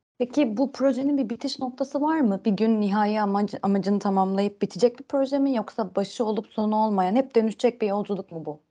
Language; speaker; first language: Turkish; native; Turkish